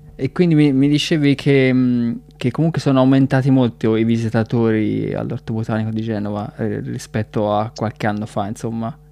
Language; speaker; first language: Italian; native; Italian